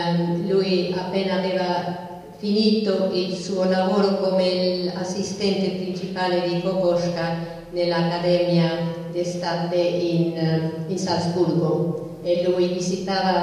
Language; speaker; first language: Italian; non-native, fluent; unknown